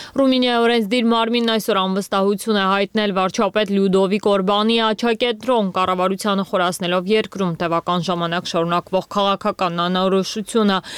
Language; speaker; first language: Armenian; native; Armenian